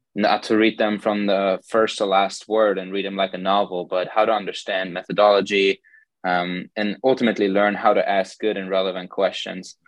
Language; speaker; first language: English; non-native, fluent; German